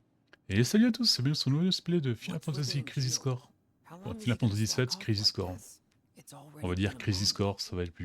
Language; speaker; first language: French; native; French